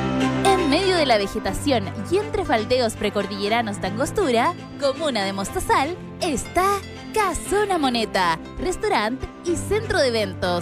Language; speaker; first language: Spanish; native; Spanish